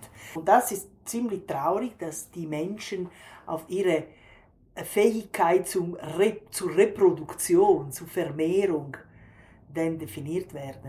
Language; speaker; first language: German; non-native, fluent; Italian